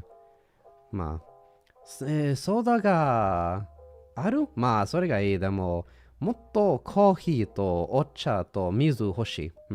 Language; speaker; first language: Japanese; non-native, learner; English